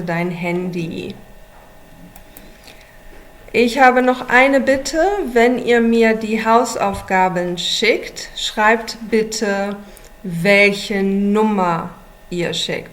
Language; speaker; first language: German; non-native, fluent; English